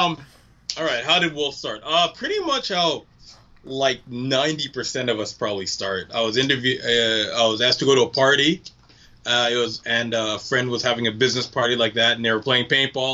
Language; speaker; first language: English; native; English